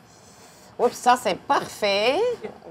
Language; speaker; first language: French; non-native, learner; English